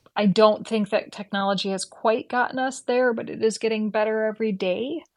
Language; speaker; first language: English; native; English